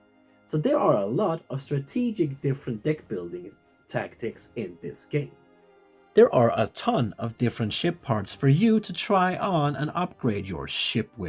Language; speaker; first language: English; non-native, fluent; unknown